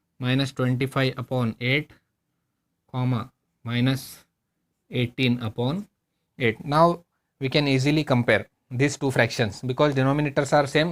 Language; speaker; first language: English; non-native, local second language; Hindi